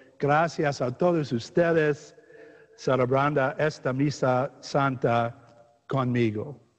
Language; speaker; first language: Spanish; non-native, learner; English